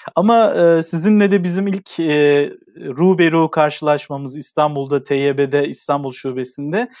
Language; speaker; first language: Turkish; native; Turkish